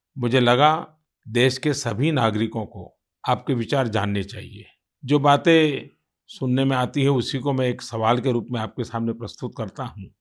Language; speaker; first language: Hindi; non-native, local second language; Gujarati